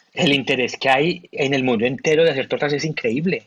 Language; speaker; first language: Spanish; native; Spanish